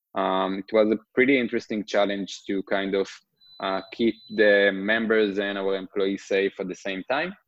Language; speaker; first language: English; non-native, fluent; Hebrew